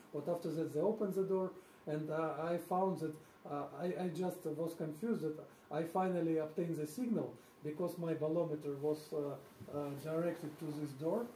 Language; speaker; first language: English; non-native, fluent; Russian